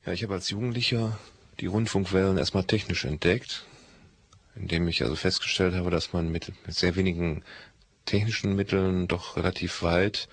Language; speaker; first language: German; native; German